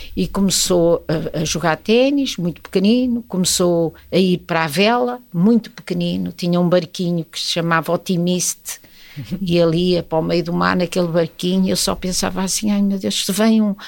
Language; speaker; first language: Portuguese; native; Portuguese